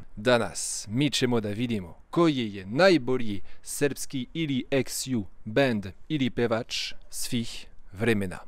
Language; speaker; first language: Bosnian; non-native, fluent; French